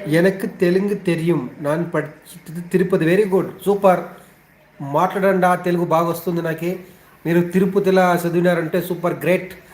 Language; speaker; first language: Tamil; non-native, local second language; Telugu